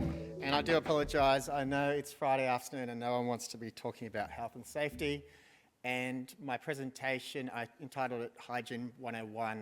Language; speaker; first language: English; native; English